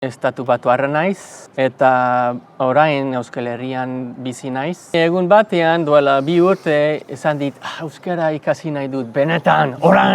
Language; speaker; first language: Basque; non-native, learner; English